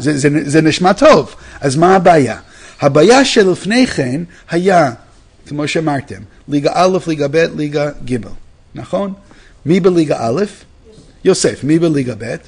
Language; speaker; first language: Hebrew; non-native, fluent; English